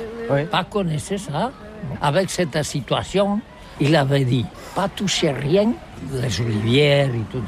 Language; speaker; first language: French; non-native, learner; Catalan